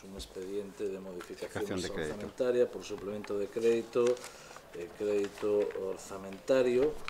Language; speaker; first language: Spanish; native; Spanish